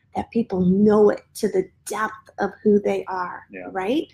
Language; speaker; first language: English; native; English